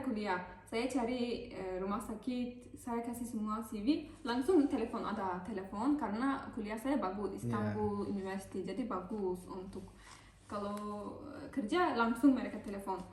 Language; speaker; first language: Indonesian; non-native, learner; Turkish